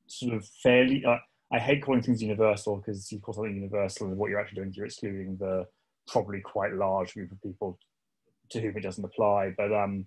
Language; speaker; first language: English; native; English